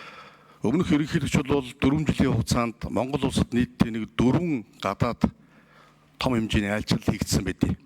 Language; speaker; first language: Mongolian; native; Mongolian